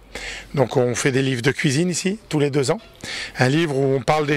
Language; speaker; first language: French; native; French